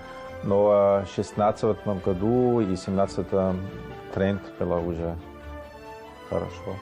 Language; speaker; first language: Russian; non-native, fluent; German